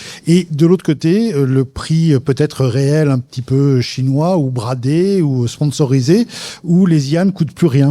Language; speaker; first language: French; native; French